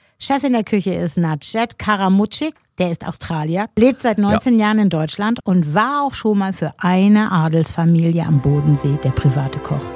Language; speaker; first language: German; native; German